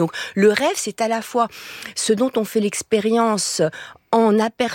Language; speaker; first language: French; native; French